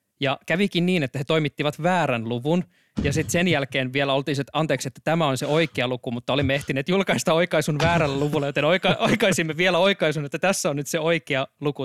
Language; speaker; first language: Finnish; native; Finnish